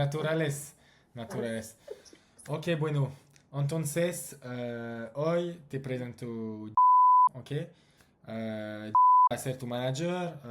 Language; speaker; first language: Spanish; non-native, learner; French